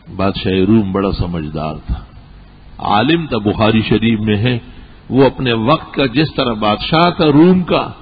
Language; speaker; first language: Urdu; non-native, local second language; Pashto